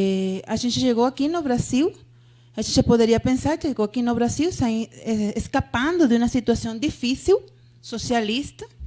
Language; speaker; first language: Portuguese; non-native, fluent; Spanish